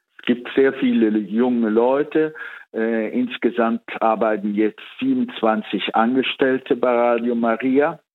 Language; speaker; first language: German; early bilingual, heritage; Italian